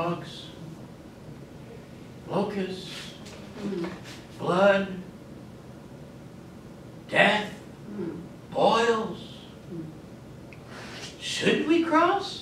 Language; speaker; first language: English; native; English